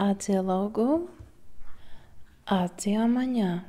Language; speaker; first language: Portuguese; non-native, learner; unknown